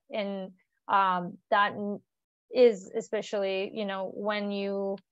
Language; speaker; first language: English; non-native, fluent; Turkish